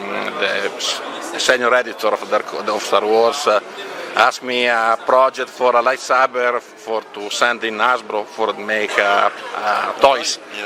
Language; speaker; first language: English; non-native, learner; Italian